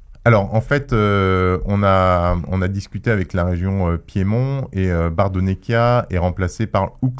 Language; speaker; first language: French; native; French